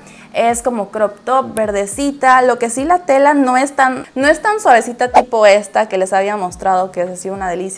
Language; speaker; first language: Spanish; native; Spanish